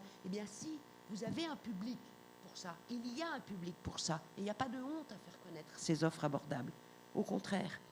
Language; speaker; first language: French; native; French